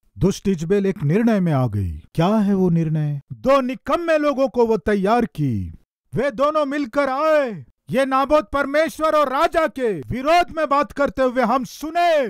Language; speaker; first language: Hindi; non-native, local second language; Telugu